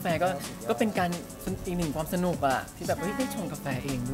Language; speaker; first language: Thai; native; Thai